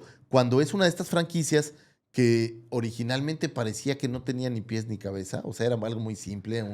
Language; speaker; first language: Spanish; native; Spanish